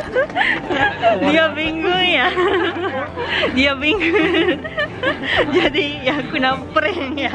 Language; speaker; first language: Indonesian; non-native, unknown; Japanese